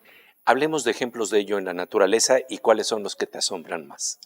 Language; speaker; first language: Spanish; native; Spanish